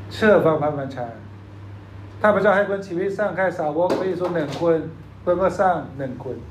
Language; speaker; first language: Thai; non-native, fluent; Chinese